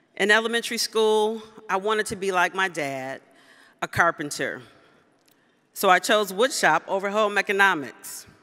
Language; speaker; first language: English; native; English